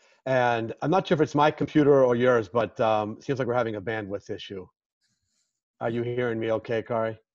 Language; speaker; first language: English; native; English